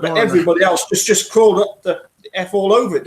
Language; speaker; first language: English; native; English